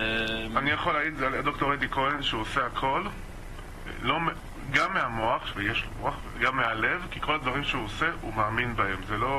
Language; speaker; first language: Hebrew; native; Hebrew